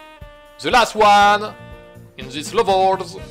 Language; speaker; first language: English; non-native, learner; French